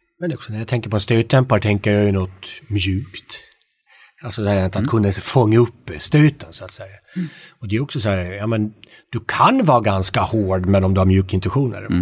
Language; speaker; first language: Swedish; native; Swedish